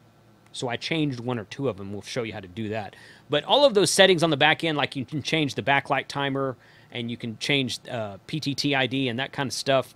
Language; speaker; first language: English; native; English